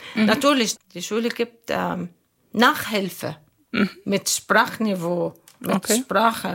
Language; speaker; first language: German; non-native, learner; Arabic